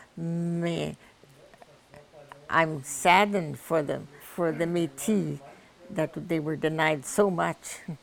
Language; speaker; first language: English; non-native, local second language; French